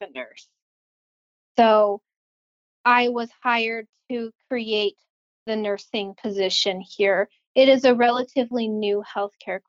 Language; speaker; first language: English; native; English